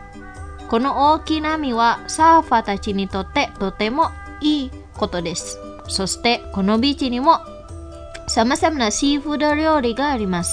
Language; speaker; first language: Japanese; non-native, fluent; Indonesian